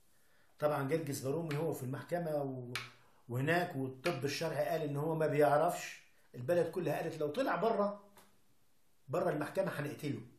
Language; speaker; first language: Arabic; native; Arabic